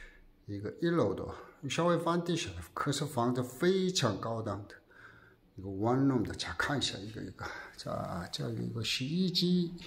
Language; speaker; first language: Chinese; non-native, learner; Korean